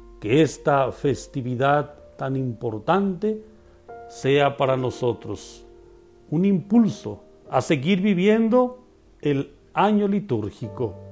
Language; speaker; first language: Spanish; native; Spanish